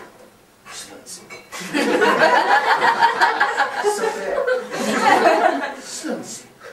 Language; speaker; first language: Czech; non-native, learner; English